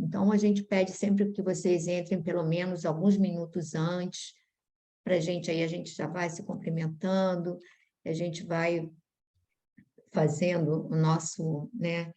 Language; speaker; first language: Portuguese; native; Portuguese